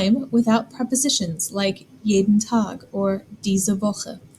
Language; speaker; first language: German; non-native, fluent; English